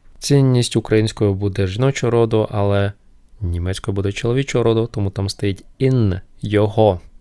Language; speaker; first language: Ukrainian; non-native, local second language; Russian